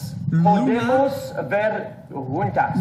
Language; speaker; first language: Spanish; non-native, learner; English